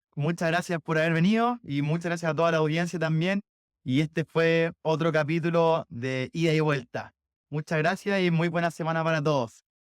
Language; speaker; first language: Spanish; native; Spanish